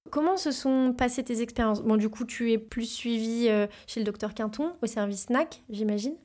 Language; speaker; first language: French; native; French